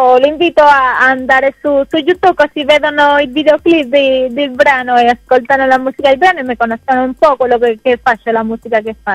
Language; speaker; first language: Italian; non-native, fluent; Spanish